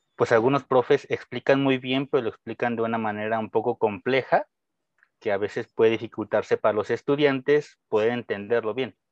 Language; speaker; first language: Spanish; native; Spanish